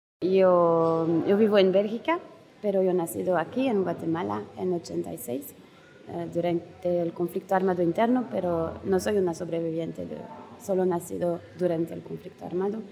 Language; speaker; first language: Spanish; non-native, learner; French